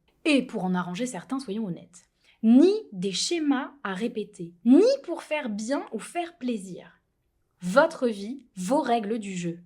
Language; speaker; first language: French; native; French